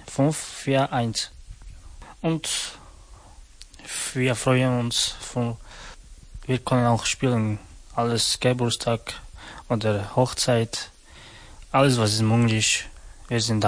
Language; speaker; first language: German; non-native, learner; Romany